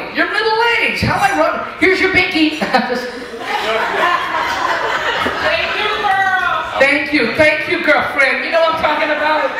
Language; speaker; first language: English; native; English